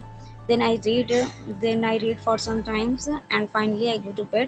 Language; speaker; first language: English; non-native, learner; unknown